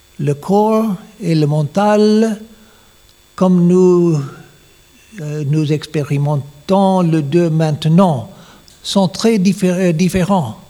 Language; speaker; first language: French; non-native, learner; English